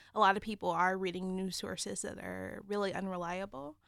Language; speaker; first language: English; native; English